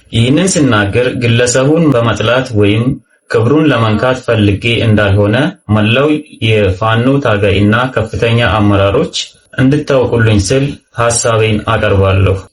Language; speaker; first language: Amharic; native; Amharic